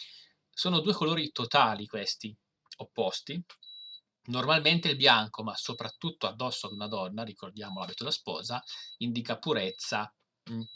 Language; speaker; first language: Italian; native; Italian